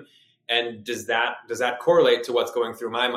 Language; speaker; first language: English; native; English